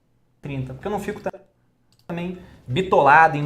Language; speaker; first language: Portuguese; native; Portuguese